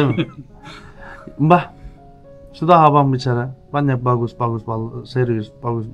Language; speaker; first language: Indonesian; non-native, learner; Turkish